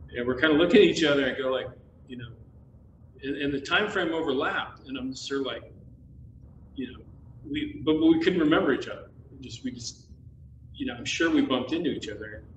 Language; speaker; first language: English; native; English